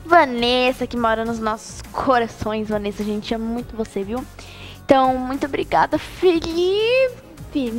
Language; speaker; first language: Portuguese; native; Portuguese